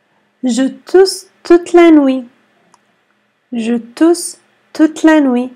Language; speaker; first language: French; non-native, fluent; Arabic